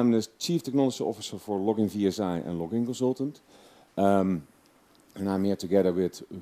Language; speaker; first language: English; non-native, fluent; Dutch